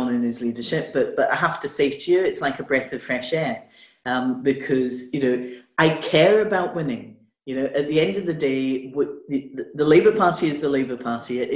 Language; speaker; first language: English; native; English